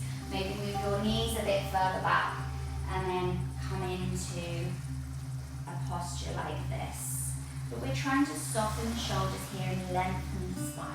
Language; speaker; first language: English; native; English